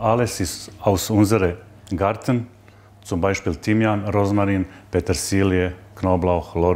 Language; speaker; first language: German; non-native, learner; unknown